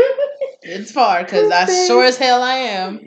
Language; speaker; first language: English; non-native, local second language; Swahili